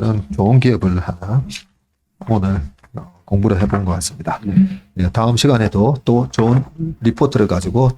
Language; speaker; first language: Korean; native; Korean